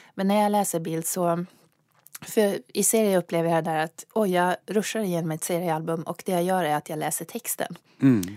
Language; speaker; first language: Swedish; native; Swedish